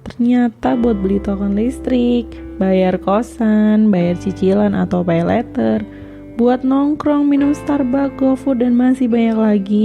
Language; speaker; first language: Indonesian; native; Indonesian